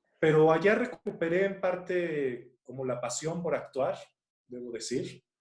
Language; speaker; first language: Spanish; native; Spanish